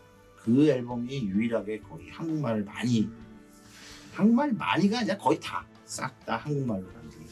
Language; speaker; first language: Korean; native; Korean